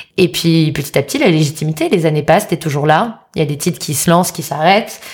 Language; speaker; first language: French; native; French